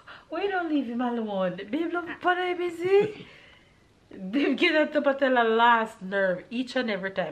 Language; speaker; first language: English; native; English